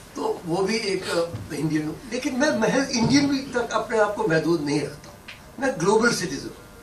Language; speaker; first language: Hindi; non-native, local second language; Dogri